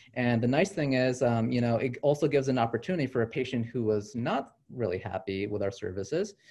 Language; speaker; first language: English; native; English